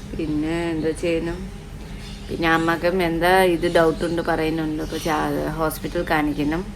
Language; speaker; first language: Malayalam; non-native, learner; Nepali